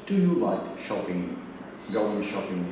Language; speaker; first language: English; non-native, fluent; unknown